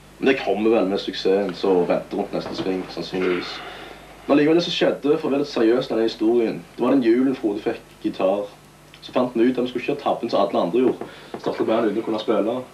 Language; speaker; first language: Norwegian; native; Norwegian